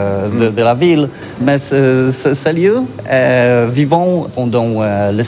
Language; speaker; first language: French; non-native, learner; Polish